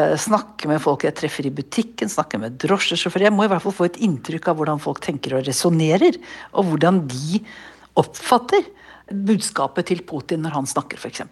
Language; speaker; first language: Norwegian; native; Norwegian